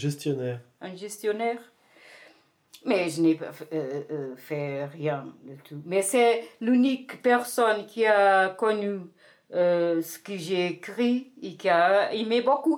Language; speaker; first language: French; non-native, fluent; Portuguese